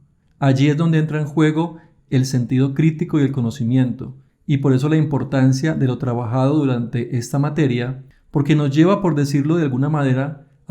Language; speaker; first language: Spanish; native; Spanish